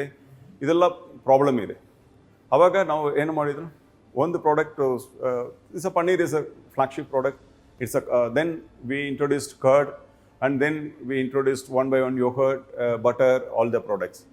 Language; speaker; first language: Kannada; non-native, learner; Tamil